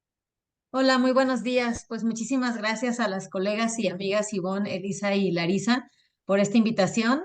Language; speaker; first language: Spanish; native; Spanish